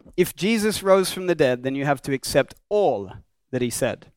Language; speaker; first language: English; native; English